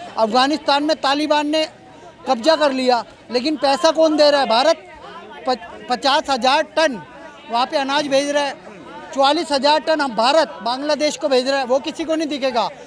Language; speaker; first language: Hindi; native; Hindi